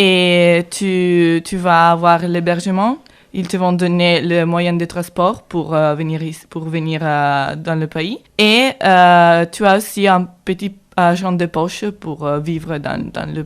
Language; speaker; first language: French; non-native, learner; Italian